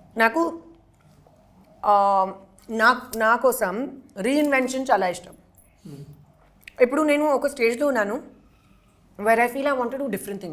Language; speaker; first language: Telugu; non-native, local second language; Hindi